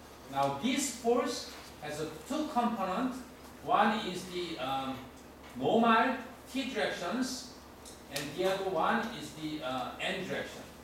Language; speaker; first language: English; non-native, fluent; Korean